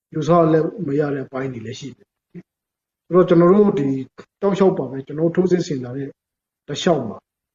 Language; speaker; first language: Burmese; non-native, local second language; Hakha Chin